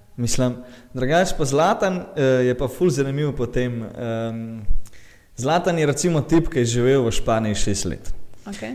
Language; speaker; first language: Slovenian; early bilingual, other home language; Bosnian